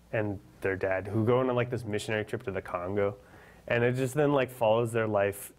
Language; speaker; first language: English; native; English